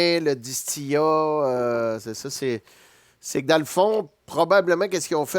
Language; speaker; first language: French; native; French